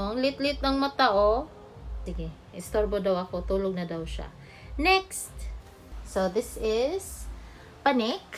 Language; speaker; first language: Filipino; non-native, local second language; Cebuano